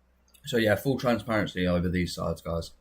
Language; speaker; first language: English; native; English